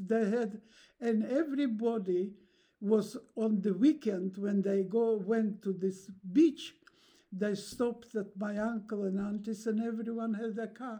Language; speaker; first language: English; non-native, fluent; Russian